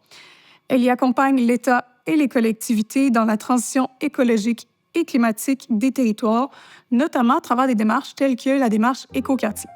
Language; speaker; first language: French; native; French